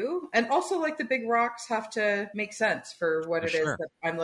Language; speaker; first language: English; native; English